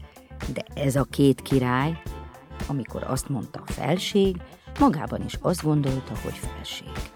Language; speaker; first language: Hungarian; native; Hungarian